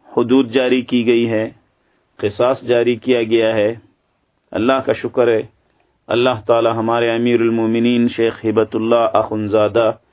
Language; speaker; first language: Urdu; non-native, local second language; Pashto